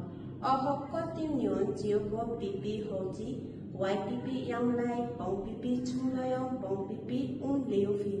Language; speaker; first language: Cantonese; non-native, learner; Bangla